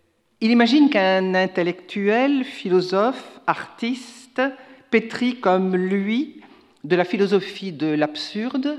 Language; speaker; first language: French; native; French